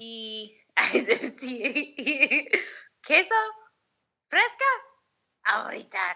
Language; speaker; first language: Spanish; non-native, learner; English